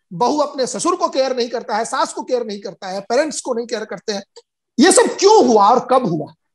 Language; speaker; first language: Hindi; native; Hindi